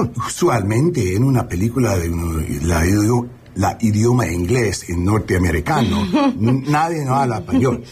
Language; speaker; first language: Spanish; early bilingual, heritage; English